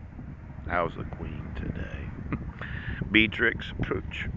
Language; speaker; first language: English; native; English